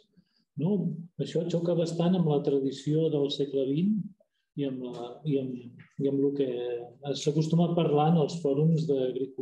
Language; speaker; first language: Catalan; native; Catalan